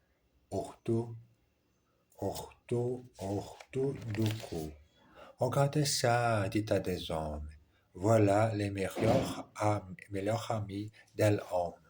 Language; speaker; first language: French; non-native, learner; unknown